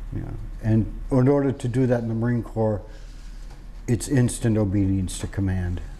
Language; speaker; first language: English; native; English